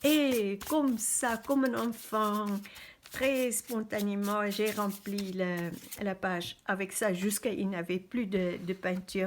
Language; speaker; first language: French; non-native, fluent; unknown